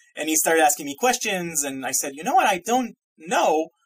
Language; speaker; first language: English; non-native, fluent; Hebrew